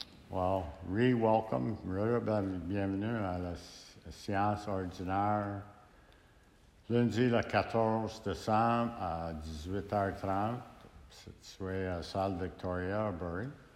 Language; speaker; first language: French; native; French